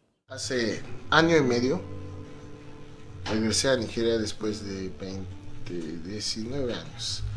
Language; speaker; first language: Spanish; non-native, fluent; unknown